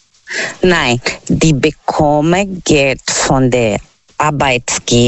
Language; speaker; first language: German; non-native, learner; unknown